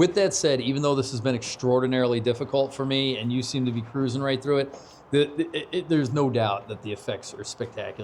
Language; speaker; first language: English; native; English